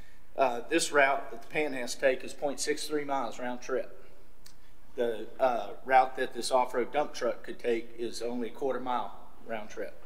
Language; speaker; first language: English; native; English